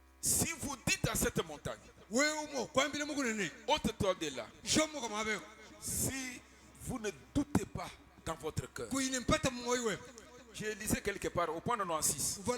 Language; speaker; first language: French; non-native, local second language; Luba-Lulua